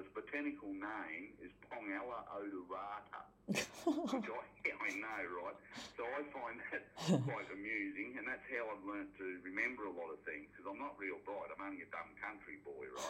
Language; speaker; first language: English; native; English